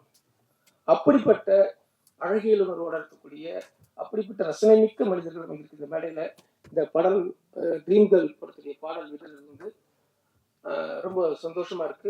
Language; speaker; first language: Tamil; native; Tamil